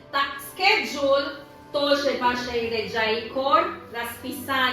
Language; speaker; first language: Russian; non-native, learner; Tajik